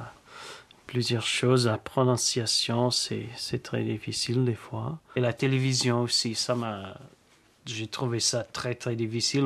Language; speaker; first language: French; non-native, fluent; English